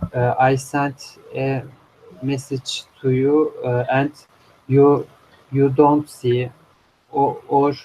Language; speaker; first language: English; non-native, learner; Turkish